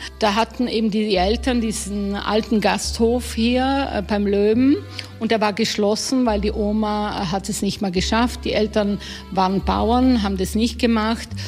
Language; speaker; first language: German; native; German